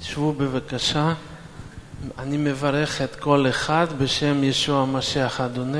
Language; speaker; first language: Hebrew; non-native, fluent; Russian